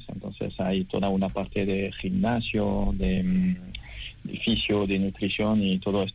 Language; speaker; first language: Spanish; non-native, fluent; French